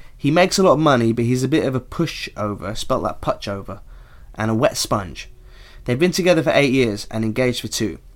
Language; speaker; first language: English; native; English